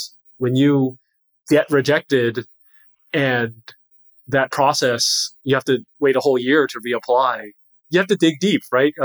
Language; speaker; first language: English; native; English